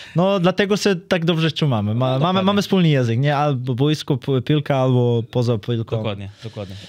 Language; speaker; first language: Polish; non-native, fluent; Serbian